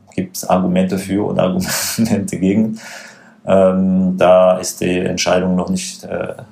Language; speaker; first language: German; non-native, fluent; French